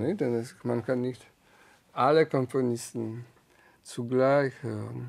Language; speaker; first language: German; non-native, fluent; Polish